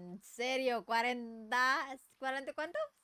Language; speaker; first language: Spanish; non-native, learner; Indonesian